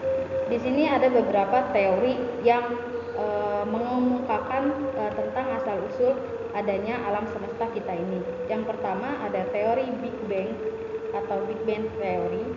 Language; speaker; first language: Indonesian; native; Indonesian